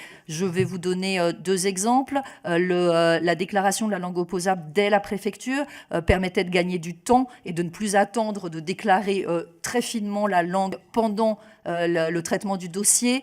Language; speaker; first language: French; native; French